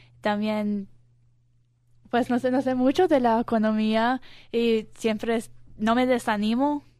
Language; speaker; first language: Spanish; early bilingual, heritage; Spanish